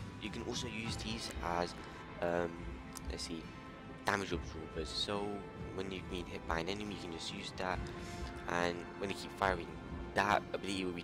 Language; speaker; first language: English; native; English